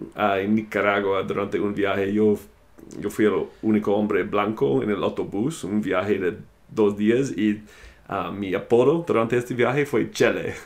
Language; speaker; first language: Spanish; non-native, fluent; English